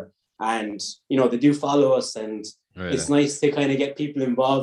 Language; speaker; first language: English; native; English